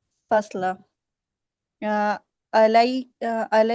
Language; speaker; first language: Arabic; non-native, learner; Urdu